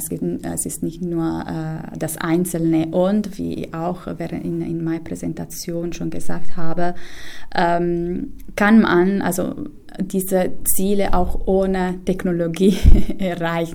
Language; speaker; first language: German; non-native, fluent; Italian